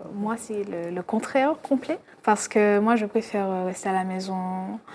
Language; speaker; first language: French; native; French